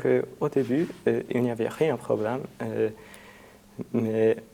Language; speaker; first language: French; non-native, fluent; Hungarian